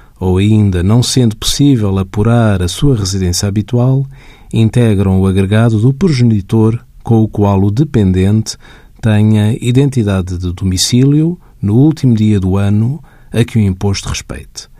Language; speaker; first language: Portuguese; native; Portuguese